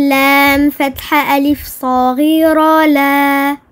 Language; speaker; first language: Arabic; non-native, learner; French